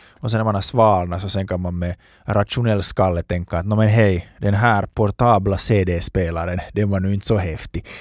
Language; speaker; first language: Swedish; native; Swedish